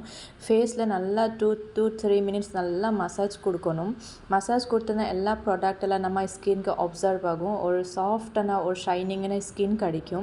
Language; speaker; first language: Tamil; non-native, fluent; Assamese